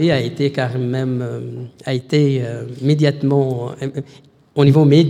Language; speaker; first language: French; non-native, local second language; Arabic